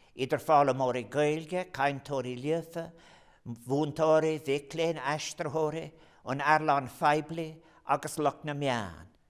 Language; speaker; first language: Irish; non-native, local second language; English